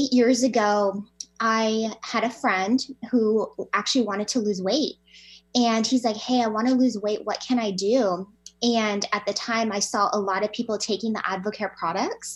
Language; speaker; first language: English; native; English